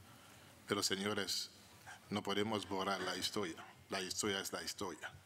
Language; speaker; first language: Spanish; non-native, fluent; Haitian Creole